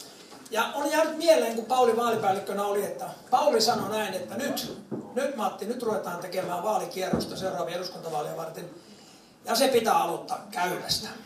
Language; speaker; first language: Finnish; native; Finnish